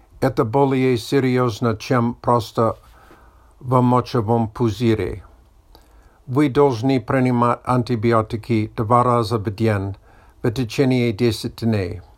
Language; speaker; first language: Russian; non-native, learner; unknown